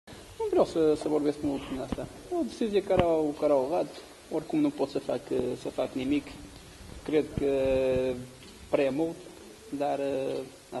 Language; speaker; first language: Romanian; non-native, learner; Portuguese